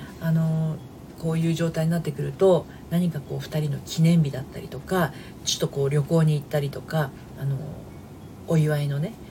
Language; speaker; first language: Japanese; native; Japanese